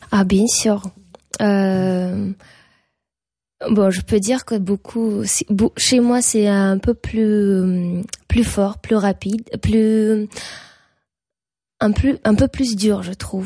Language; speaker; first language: French; non-native, fluent; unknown